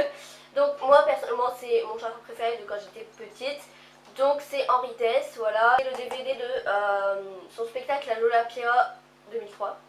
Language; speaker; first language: French; native; French